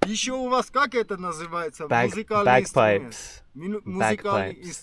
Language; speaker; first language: Russian; non-native, fluent; Armenian